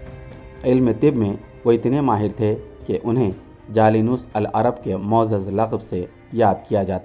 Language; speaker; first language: Urdu; native; Urdu